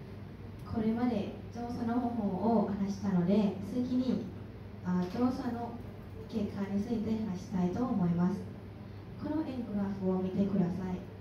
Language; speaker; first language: Japanese; non-native, learner; Thai